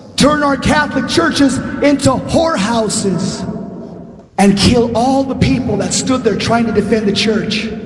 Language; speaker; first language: English; early bilingual, other home language; Spanish